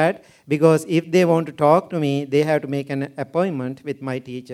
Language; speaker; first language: English; non-native, local second language; Sinhala